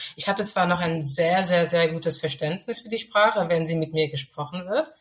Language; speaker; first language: German; early bilingual, other home language; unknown